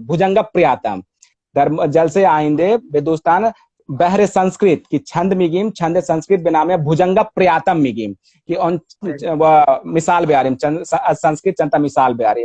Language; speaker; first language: Persian; non-native, learner; Hindi